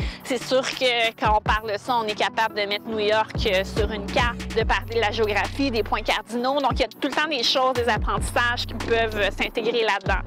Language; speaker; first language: French; native; French